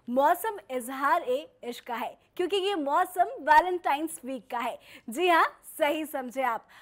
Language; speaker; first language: Hindi; native; Hindi